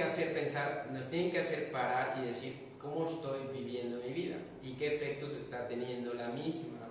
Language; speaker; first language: Spanish; native; Spanish